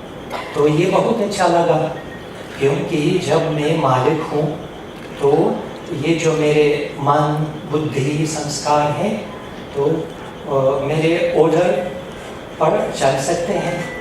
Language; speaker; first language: Hindi; non-native, fluent; Russian